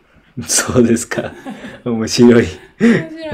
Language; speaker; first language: Japanese; non-native, learner; English